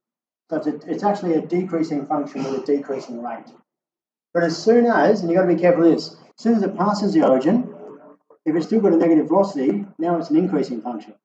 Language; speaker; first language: English; native; English